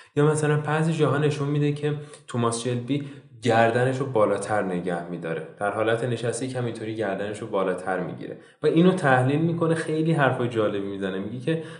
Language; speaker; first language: Persian; native; Persian